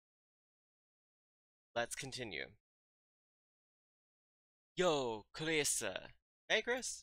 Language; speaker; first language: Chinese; non-native, fluent; English